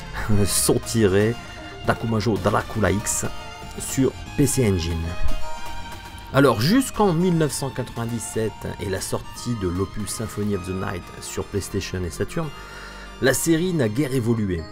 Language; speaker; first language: French; native; French